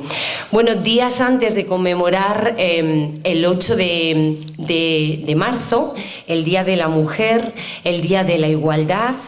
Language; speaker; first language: Spanish; native; Spanish